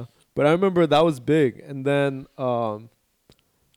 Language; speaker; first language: English; early bilingual, other home language; Korean